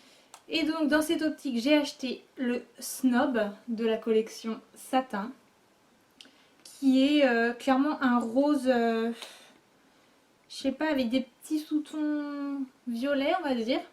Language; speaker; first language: French; native; French